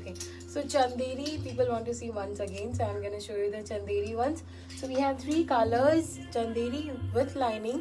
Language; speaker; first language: English; non-native, local second language; Hindi